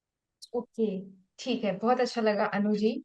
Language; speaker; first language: Hindi; native; Hindi